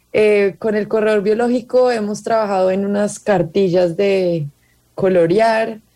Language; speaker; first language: Spanish; native; Spanish